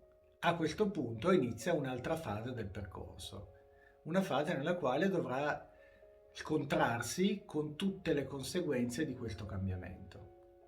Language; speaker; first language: Italian; native; Italian